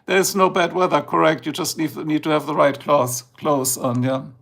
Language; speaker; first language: English; non-native, fluent; German